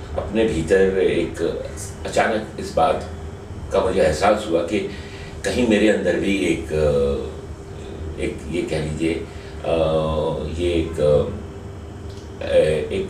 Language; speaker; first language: Hindi; native; Hindi